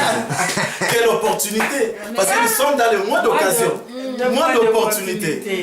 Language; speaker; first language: French; non-native, local second language; Lingala